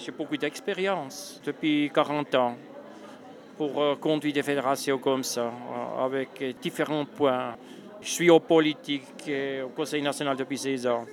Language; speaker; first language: French; non-native, local second language; Swiss German